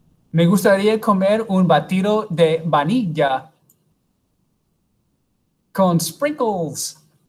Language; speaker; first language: Spanish; non-native, fluent; English